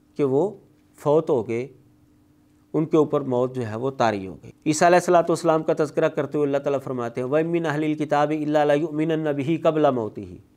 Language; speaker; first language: Urdu; non-native, local second language; Punjabi